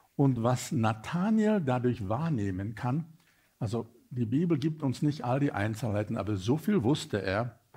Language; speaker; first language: German; non-native, fluent; Afrikaans